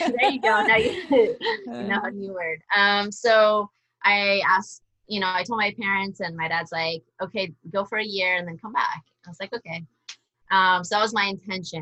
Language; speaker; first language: English; early bilingual, other home language; Spanish